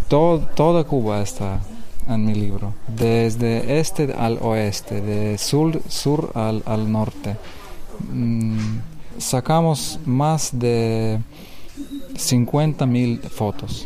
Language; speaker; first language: Spanish; non-native, learner; Lithuanian